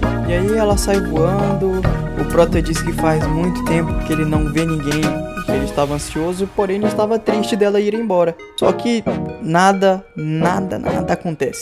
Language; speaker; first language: Portuguese; native; Portuguese